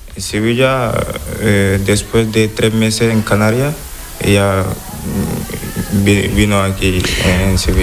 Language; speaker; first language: Spanish; non-native, learner; Wolof